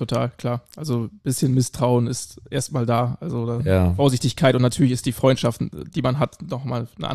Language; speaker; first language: German; native; German